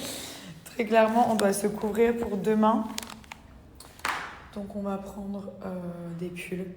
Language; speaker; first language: French; native; French